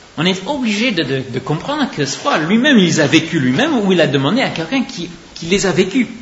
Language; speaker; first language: French; non-native, fluent; English